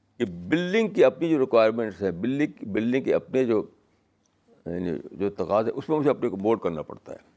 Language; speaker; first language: Urdu; native; Urdu